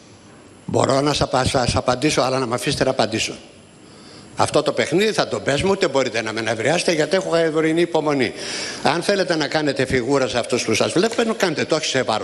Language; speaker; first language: Greek; native; Greek